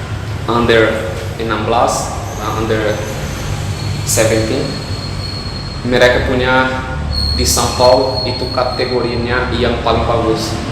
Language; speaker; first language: Indonesian; non-native, fluent; Portuguese